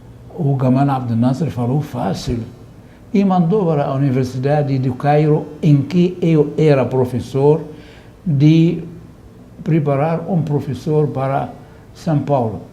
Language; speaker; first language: Portuguese; non-native, fluent; Arabic